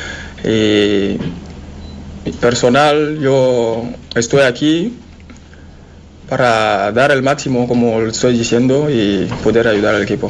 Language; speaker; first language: Spanish; non-native, fluent; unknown